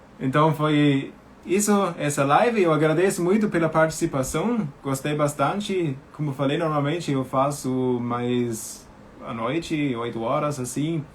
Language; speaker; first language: Portuguese; non-native, fluent; German